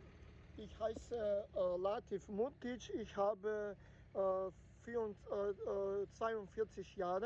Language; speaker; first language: German; non-native, learner; Bosnian